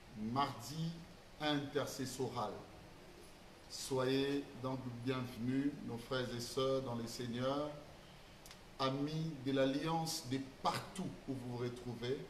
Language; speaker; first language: French; non-native, local second language; Lingala